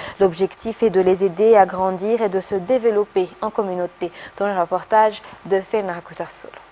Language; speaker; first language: French; non-native, local second language; Malagasy